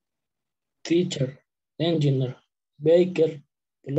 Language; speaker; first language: English; non-native, learner; Spanish